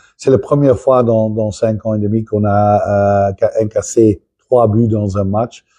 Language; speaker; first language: French; non-native, fluent; Dutch